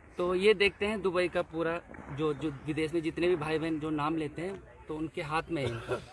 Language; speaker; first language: Hindi; non-native, local second language; Nepali